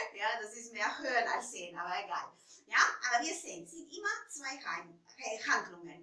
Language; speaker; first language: German; non-native, fluent; Spanish